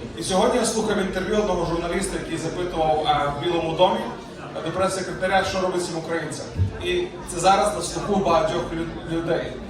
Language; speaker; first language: Ukrainian; native; Ukrainian